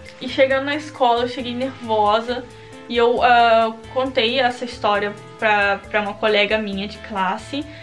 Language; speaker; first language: Portuguese; native; Portuguese